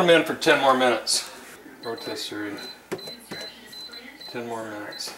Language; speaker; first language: English; native; English